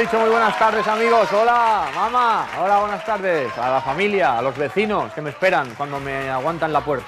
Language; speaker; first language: Spanish; native; Spanish